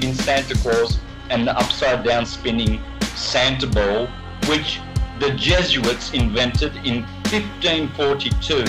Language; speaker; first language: English; native; English